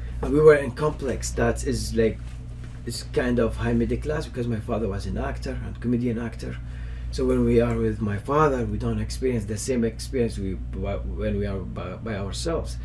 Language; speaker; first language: English; non-native, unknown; Arabic